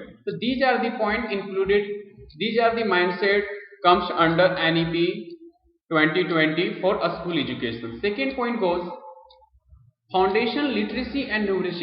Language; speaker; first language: English; non-native, local second language; Hindi